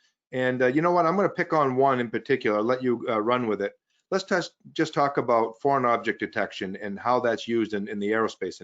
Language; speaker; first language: English; native; English